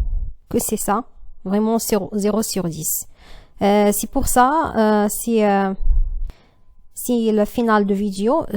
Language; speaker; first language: French; non-native, learner; Arabic